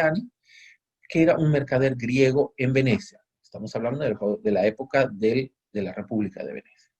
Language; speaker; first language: Spanish; native; Spanish